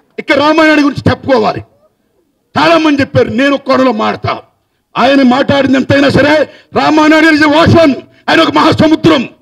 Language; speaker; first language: Telugu; native; Telugu